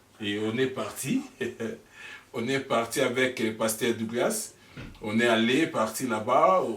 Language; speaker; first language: French; non-native, local second language; Lingala